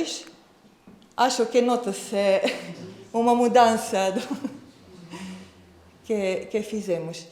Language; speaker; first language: Portuguese; non-native, fluent; Croatian